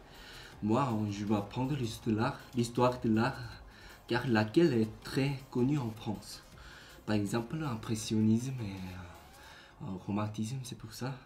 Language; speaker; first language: French; non-native, learner; Korean